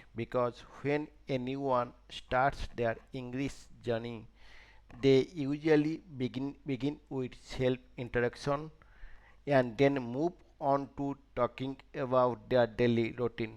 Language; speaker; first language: English; non-native, fluent; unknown